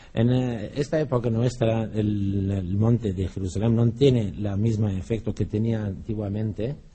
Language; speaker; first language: Spanish; non-native, fluent; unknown